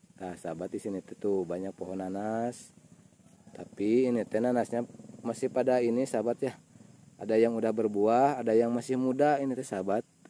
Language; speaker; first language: Indonesian; non-native, local second language; Sundanese